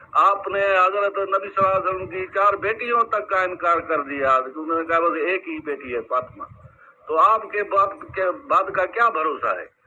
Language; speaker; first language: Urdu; non-native, local second language; Sindhi